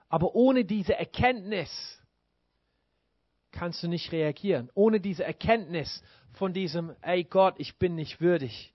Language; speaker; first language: German; non-native, fluent; English